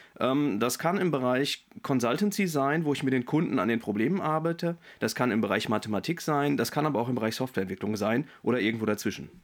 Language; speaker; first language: German; native; German